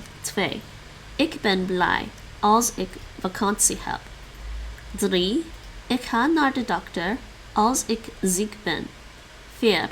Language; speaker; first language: Dutch; non-native, learner; English